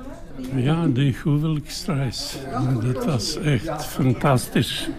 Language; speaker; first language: Dutch; non-native, learner; Bosnian